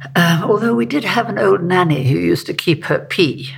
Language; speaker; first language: English; native; English